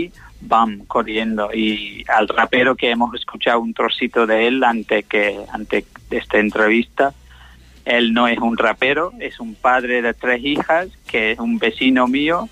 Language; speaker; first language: Spanish; non-native, learner; English